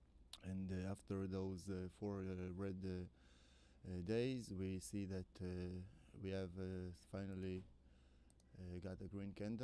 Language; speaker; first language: English; non-native, fluent; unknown